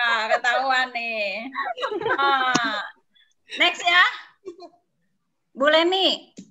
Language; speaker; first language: Indonesian; native; Indonesian